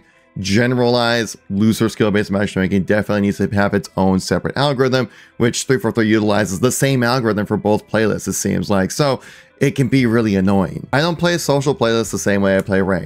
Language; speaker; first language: English; native; English